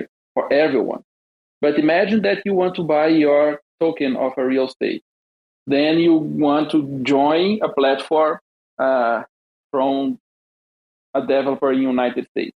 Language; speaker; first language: English; non-native, fluent; Portuguese